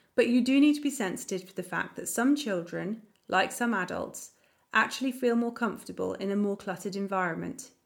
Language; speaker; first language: English; native; English